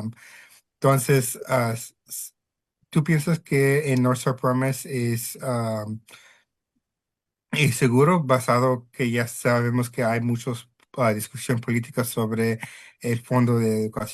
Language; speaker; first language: Spanish; early bilingual, heritage; Spanish